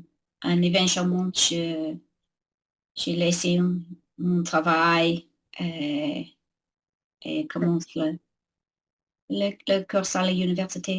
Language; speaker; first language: French; non-native, learner; English